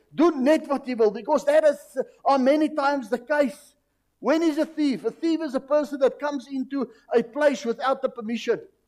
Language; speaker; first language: English; non-native, local second language; Afrikaans